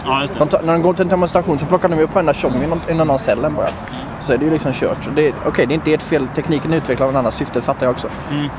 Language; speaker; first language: Swedish; native; Swedish